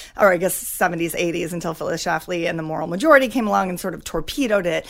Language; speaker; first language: English; native; English